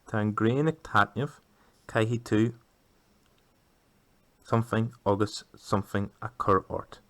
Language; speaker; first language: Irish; non-native, local second language; English